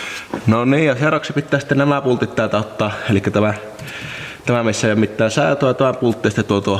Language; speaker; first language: Finnish; native; Finnish